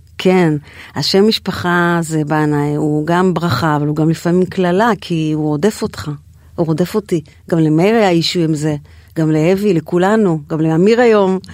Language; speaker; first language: Hebrew; native; Hebrew